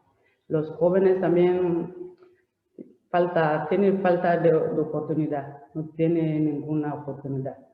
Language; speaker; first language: Spanish; non-native, learner; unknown